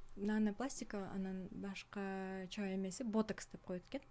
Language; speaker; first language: Russian; non-native, local second language; Kyrgyz